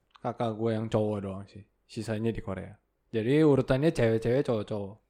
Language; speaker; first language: Indonesian; early bilingual, other home language; Korean